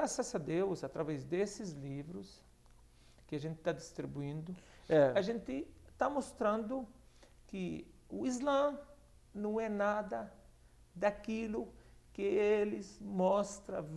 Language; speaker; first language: Portuguese; non-native, fluent; Arabic